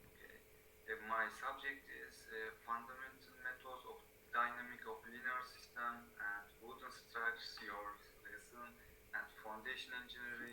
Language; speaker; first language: English; non-native, learner; Turkish